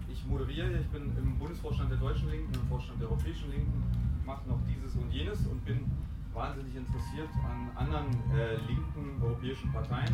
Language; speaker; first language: German; native; German